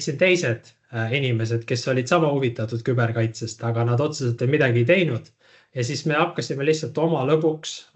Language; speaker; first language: Estonian; native; Estonian